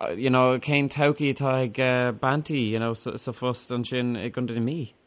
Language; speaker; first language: Irish; non-native, local second language; English